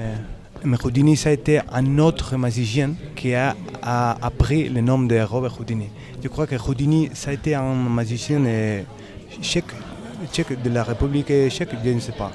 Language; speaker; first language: French; non-native, learner; Spanish